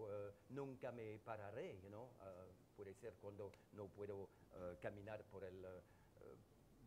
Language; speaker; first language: Spanish; non-native, fluent; French